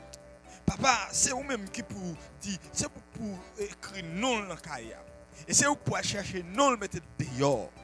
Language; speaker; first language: French; non-native, local second language; Haitian Creole